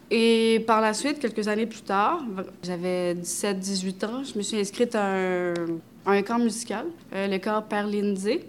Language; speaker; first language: French; native; French